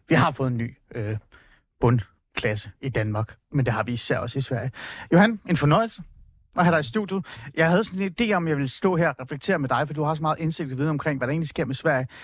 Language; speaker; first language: Danish; early bilingual, other home language; Persian